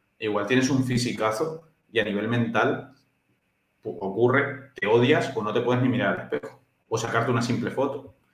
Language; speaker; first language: Spanish; native; Spanish